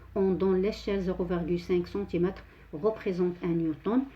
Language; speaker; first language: French; non-native, local second language; Arabic